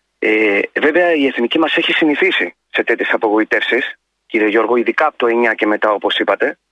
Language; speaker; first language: Greek; native; Greek